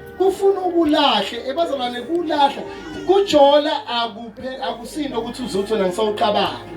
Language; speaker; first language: Zulu; non-native, local second language; Swati